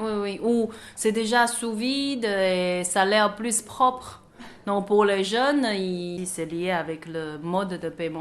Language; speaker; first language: French; non-native, fluent; Chinese